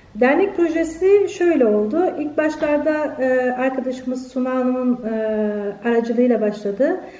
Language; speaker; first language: Turkish; early bilingual, heritage; Turkish